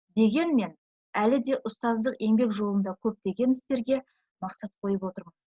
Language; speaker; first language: Kazakh; native; Kazakh